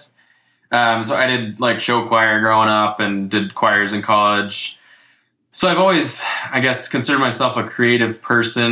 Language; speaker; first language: English; native; English